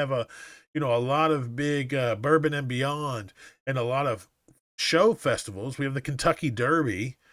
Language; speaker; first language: English; native; English